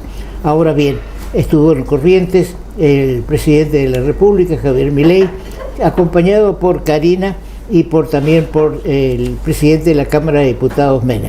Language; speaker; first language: Spanish; native; Spanish